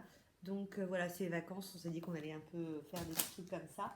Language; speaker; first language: French; native; French